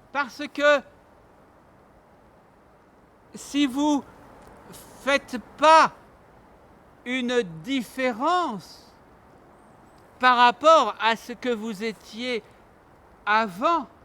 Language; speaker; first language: French; non-native, learner; Armenian